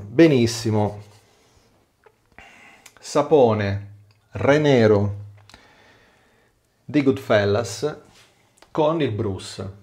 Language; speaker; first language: Italian; native; Italian